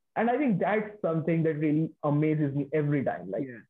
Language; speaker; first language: English; non-native, local second language; Hindi